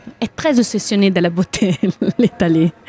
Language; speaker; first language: French; non-native, learner; Italian